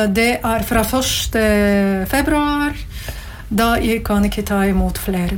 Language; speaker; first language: Norwegian; non-native, learner; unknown